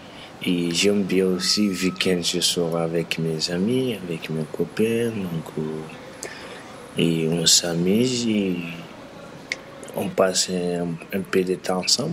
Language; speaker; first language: French; non-native, learner; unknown